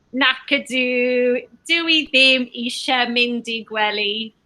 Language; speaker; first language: Welsh; non-native, learner; English